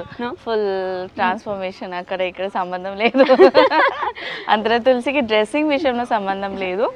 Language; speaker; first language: Telugu; non-native, learner; Bangla